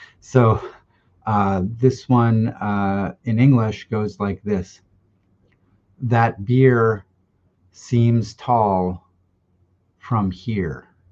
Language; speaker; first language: English; early bilingual, other home language; Russian